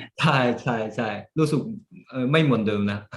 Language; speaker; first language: Thai; early bilingual, heritage; Japanese